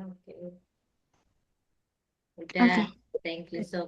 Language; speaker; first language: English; non-native, fluent; Indonesian